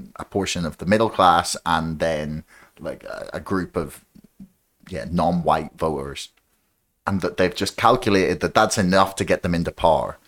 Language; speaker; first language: English; native; English